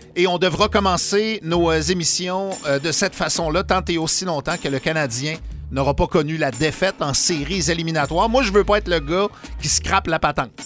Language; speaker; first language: French; native; French